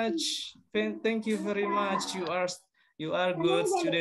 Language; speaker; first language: English; non-native, learner; Indonesian